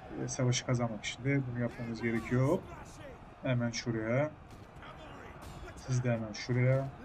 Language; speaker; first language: Turkish; native; Turkish